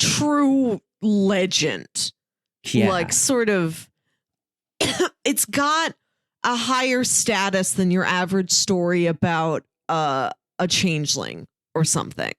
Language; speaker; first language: English; native; English